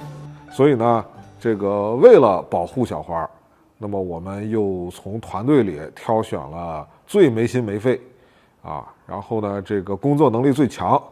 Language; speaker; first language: Chinese; native; Chinese